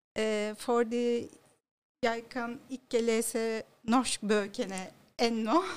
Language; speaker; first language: Norwegian; non-native, learner; Turkish